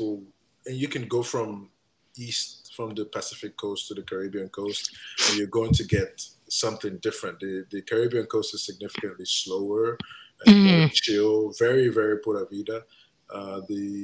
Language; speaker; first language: English; non-native, local second language; Igbo